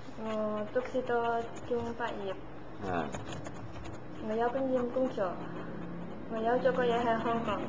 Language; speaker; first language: Cantonese; non-native, learner; Indonesian